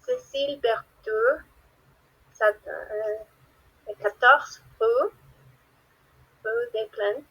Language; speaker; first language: French; non-native, learner; Spanish